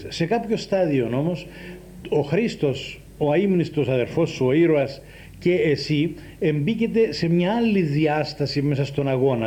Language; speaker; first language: Greek; native; Greek